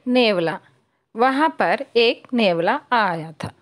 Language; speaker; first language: Hindi; non-native, local second language; Telugu